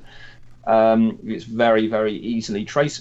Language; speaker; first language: English; native; English